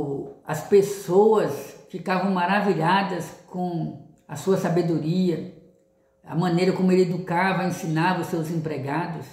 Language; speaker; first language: Portuguese; native; Portuguese